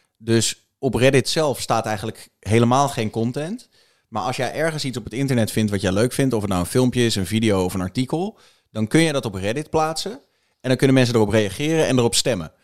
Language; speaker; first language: Dutch; native; Dutch